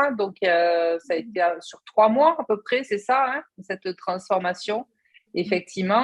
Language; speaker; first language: French; native; French